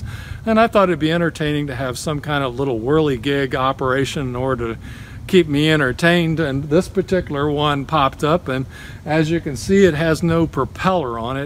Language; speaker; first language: English; native; English